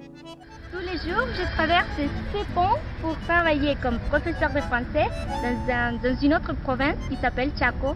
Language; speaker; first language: French; non-native, fluent; Spanish